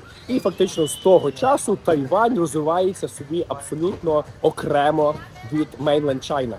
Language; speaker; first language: Ukrainian; native; Ukrainian